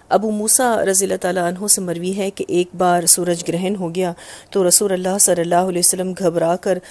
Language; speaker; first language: Urdu; native; Urdu